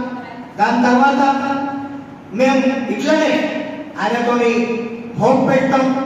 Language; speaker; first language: Telugu; non-native, local second language; Urdu